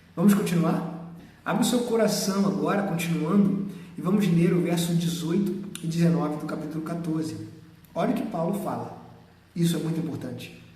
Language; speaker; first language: Portuguese; native; Portuguese